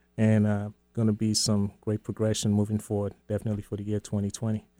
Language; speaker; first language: English; early bilingual, other home language; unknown